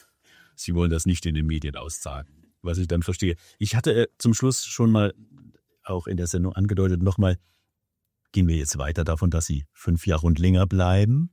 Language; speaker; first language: German; native; German